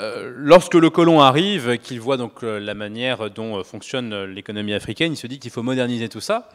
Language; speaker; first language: French; native; French